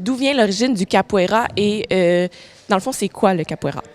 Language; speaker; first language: French; native; French